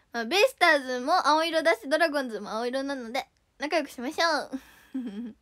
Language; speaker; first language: Japanese; native; Japanese